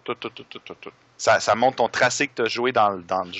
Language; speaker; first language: French; native; French